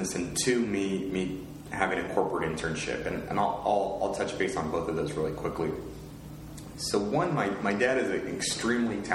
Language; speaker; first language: English; native; English